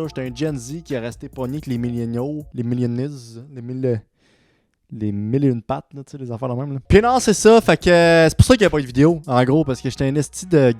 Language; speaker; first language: French; native; French